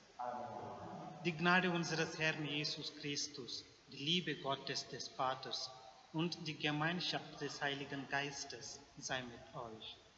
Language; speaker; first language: German; non-native, learner; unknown